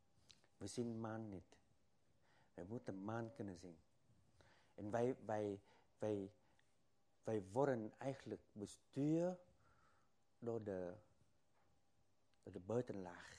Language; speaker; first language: Dutch; non-native, fluent; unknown